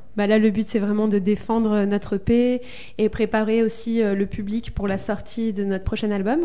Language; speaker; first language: French; early bilingual, heritage; Spanish